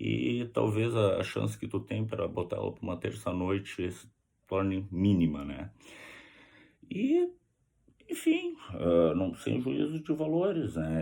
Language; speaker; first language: Portuguese; native; Portuguese